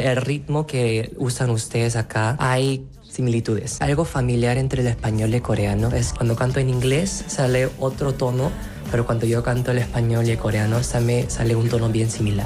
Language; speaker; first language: Spanish; non-native, learner; Korean